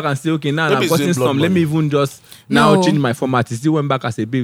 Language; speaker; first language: English; non-native, local second language; Igbo